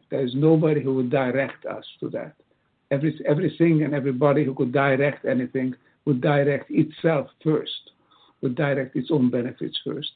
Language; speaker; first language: English; non-native, fluent; Hungarian